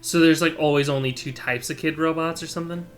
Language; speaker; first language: English; native; English